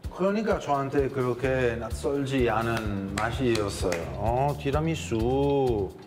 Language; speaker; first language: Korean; non-native, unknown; Italian